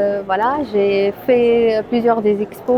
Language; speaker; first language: French; non-native, local second language; Arabic